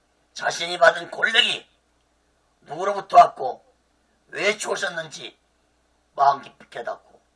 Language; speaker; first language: Korean; native; Korean